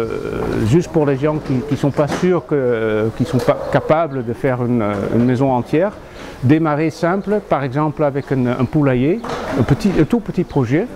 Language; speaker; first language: French; non-native, fluent; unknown